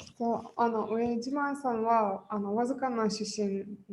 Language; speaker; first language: Japanese; non-native, fluent; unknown